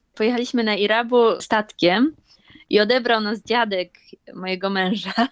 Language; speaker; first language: Polish; native; Polish